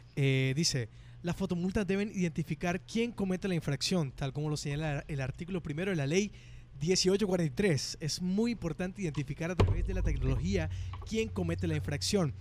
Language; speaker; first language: Spanish; native; Spanish